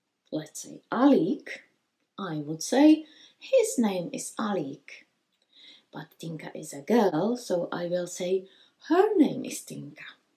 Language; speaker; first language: English; non-native, fluent; Czech